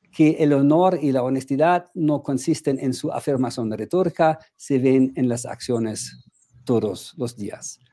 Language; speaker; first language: Spanish; non-native, fluent; German